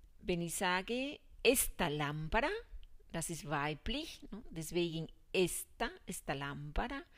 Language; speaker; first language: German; non-native, fluent; Spanish